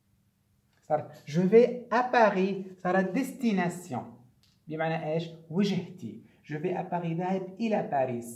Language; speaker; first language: French; non-native, fluent; Arabic